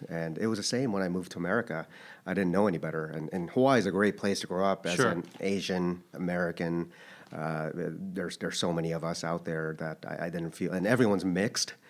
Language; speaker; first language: English; early bilingual, other home language; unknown